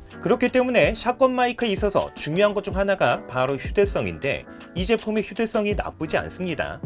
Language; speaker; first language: Korean; native; Korean